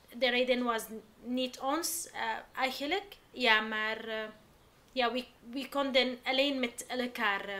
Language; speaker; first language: Dutch; non-native, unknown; Arabic